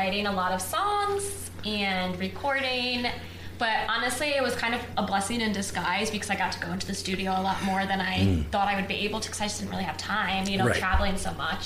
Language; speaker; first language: English; native; English